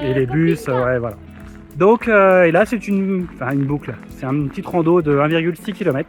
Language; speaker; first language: French; native; French